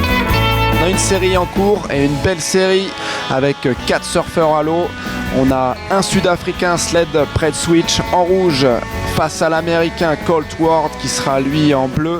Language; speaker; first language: French; native; French